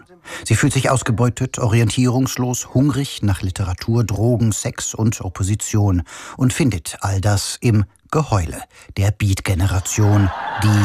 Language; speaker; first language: German; native; German